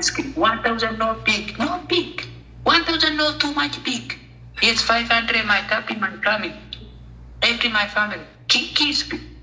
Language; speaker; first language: English; non-native, learner; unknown